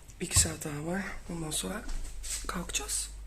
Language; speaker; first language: Turkish; non-native, learner; Dutch